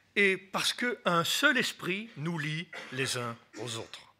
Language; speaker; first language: French; native; French